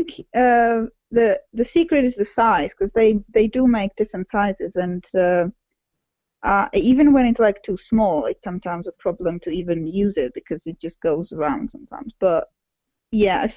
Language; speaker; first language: English; non-native, fluent; Czech